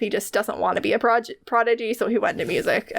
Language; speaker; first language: English; native; English